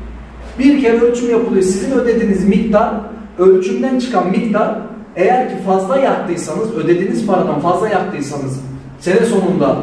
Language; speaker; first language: Turkish; native; Turkish